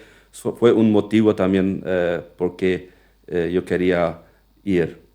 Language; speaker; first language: Spanish; non-native, local second language; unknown